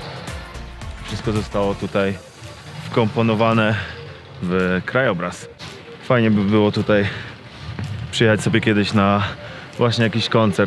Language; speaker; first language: Polish; native; Polish